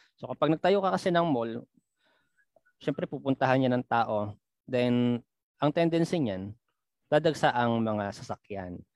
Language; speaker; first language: Filipino; non-native, local second language; Pampanga